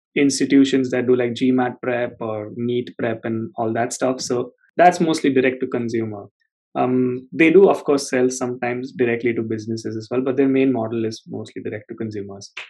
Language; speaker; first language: English; non-native, local second language; Tamil